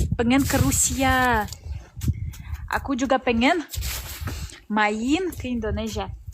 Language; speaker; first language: Indonesian; non-native, learner; Russian